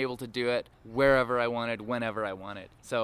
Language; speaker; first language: English; native; English